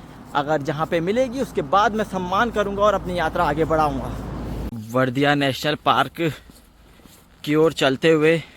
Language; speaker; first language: Hindi; native; Hindi